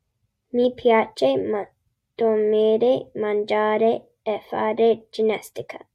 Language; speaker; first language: Italian; non-native, learner; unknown